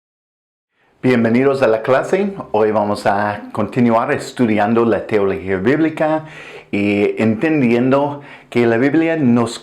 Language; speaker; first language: Spanish; non-native, fluent; English